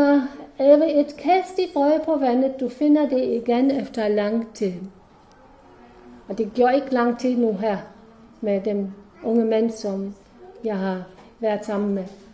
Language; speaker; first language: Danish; non-native, fluent; German